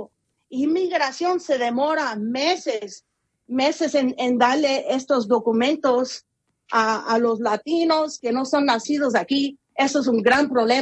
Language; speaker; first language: Spanish; early bilingual, heritage; Spanish